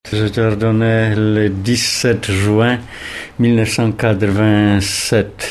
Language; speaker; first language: French; non-native, fluent; Polish